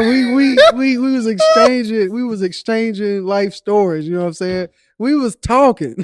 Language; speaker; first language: English; native; English